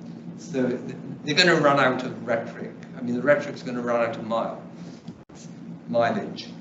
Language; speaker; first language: English; early bilingual, other home language; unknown